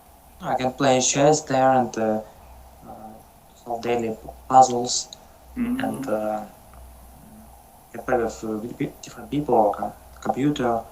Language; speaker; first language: English; non-native, learner; Russian